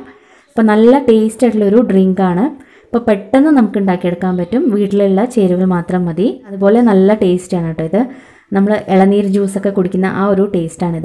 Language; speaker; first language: Malayalam; native; Malayalam